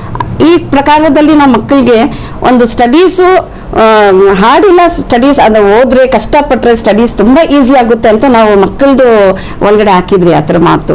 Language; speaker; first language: Kannada; non-native, local second language; Urdu